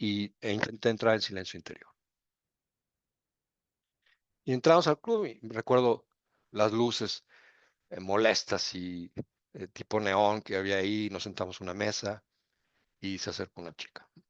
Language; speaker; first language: Spanish; native; Spanish